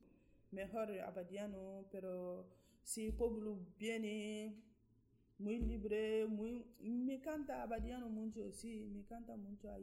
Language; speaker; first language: Spanish; non-native, learner; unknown